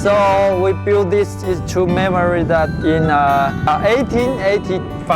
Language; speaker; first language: English; non-native, learner; Chinese